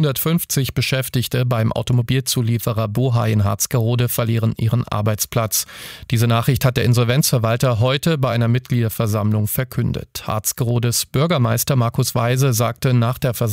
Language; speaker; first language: German; native; German